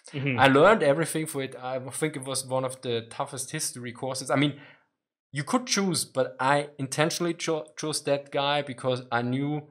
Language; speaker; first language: English; non-native, fluent; German